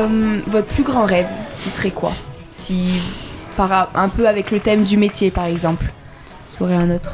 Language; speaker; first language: French; native; French